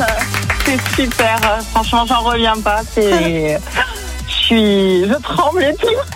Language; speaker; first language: French; native; French